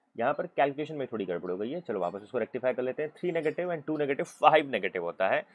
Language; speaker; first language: Hindi; native; Hindi